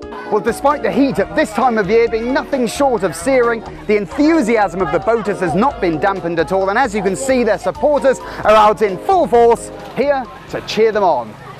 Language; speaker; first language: English; native; English